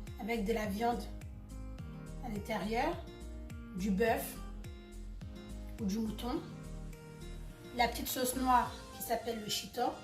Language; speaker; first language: French; non-native, fluent; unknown